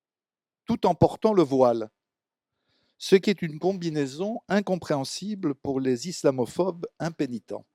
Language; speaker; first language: French; native; French